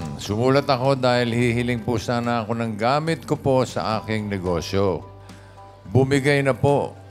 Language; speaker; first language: Filipino; native; Filipino